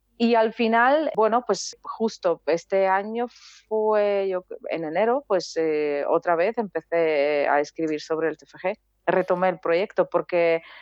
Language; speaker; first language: Spanish; non-native, fluent; Polish